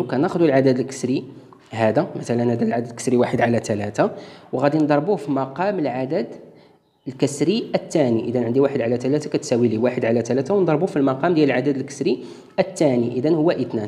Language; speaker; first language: Arabic; native; Arabic